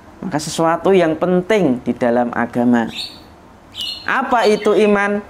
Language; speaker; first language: Indonesian; native; Indonesian